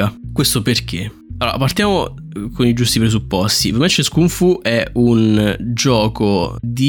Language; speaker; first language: Italian; native; Italian